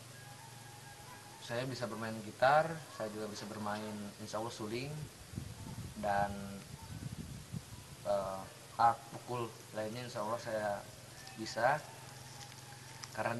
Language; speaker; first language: Indonesian; non-native, local second language; Sundanese